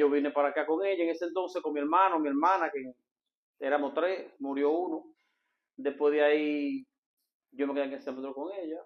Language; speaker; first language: Spanish; native; Spanish